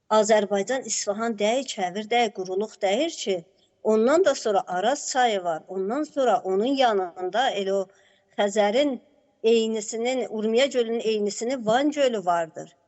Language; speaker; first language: Azerbaijani; native; Azerbaijani